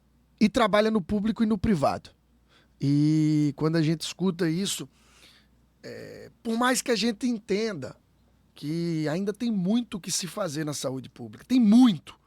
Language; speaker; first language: Portuguese; native; Portuguese